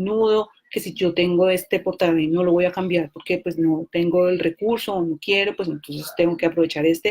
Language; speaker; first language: Spanish; native; Spanish